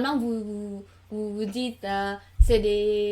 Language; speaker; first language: French; non-native, learner; Khmer